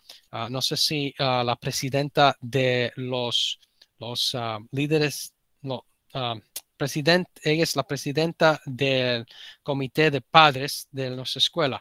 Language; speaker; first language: Spanish; early bilingual, heritage; Spanish